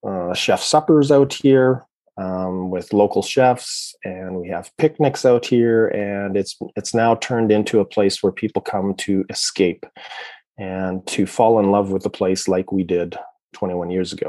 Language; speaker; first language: English; native; English